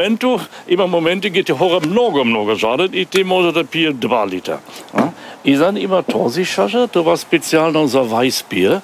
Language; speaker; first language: Bulgarian; non-native, learner; German